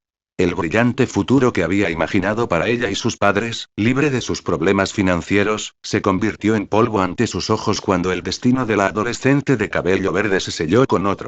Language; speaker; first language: Spanish; native; Spanish